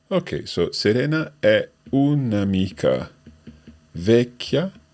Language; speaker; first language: Italian; non-native, fluent; English